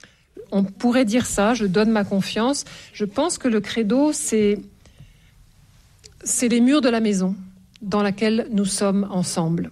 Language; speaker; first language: French; native; French